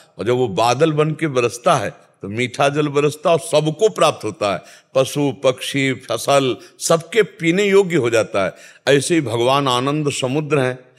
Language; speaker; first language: Hindi; native; Hindi